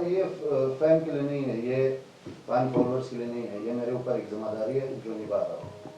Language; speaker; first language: Hindi; non-native, fluent; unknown